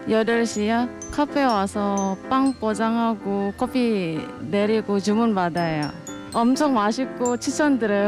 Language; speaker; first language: Korean; non-native, learner; Indonesian